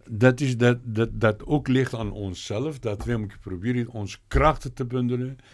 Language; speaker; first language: Dutch; non-native, learner; Turkish